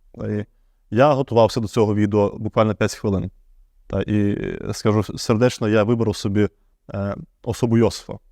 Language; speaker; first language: Ukrainian; native; Ukrainian